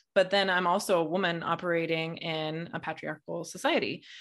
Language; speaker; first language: English; native; English